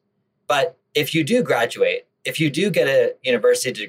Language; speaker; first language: English; native; English